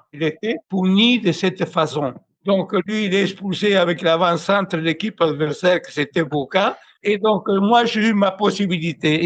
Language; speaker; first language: French; non-native, fluent; Spanish